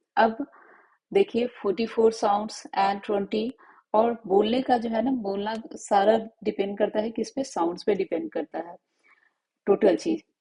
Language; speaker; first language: Hindi; native; Hindi